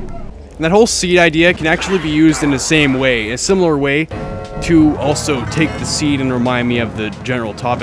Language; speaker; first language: English; native; English